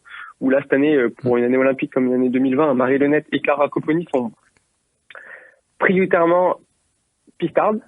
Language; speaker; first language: French; native; French